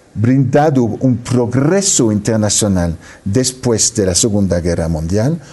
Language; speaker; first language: Spanish; non-native, fluent; French